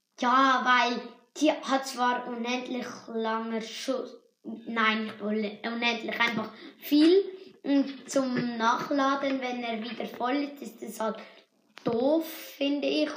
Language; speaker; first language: German; native; German